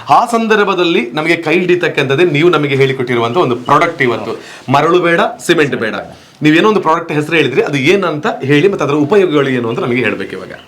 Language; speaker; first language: Kannada; native; Kannada